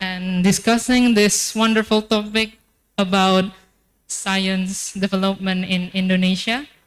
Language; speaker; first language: English; non-native, fluent; Indonesian